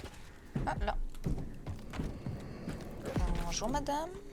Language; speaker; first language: French; native; French